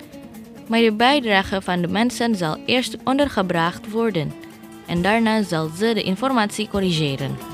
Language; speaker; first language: Dutch; non-native, learner; Indonesian